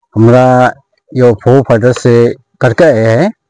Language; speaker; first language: Hindi; non-native, local second language; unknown